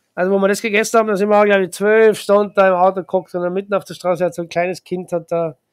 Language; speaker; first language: German; native; German